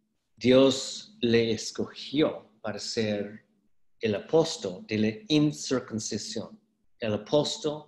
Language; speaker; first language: Spanish; non-native, fluent; English